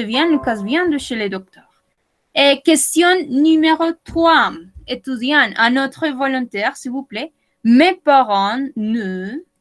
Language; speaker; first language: French; non-native, learner; Spanish